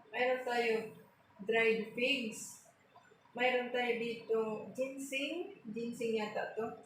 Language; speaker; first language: Filipino; non-native, local second language; Waray